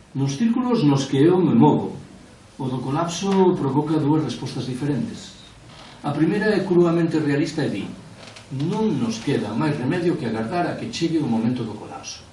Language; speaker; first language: Galician; non-native, local second language; Spanish